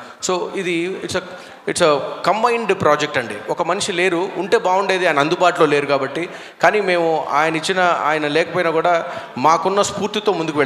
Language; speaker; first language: Telugu; native; Telugu